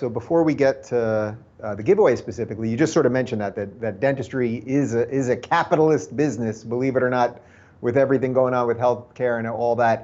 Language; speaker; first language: English; native; English